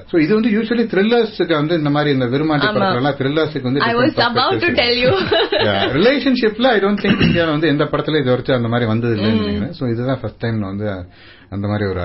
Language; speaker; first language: Tamil; native; Tamil